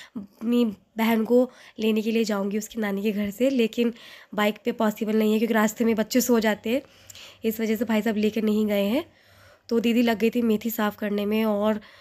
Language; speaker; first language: Hindi; native; Hindi